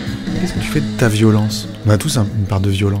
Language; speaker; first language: French; native; French